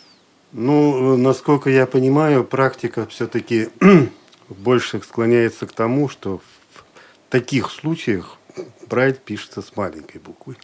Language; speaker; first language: Russian; native; Russian